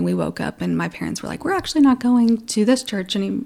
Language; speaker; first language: English; early bilingual, other home language; Pennsylvania German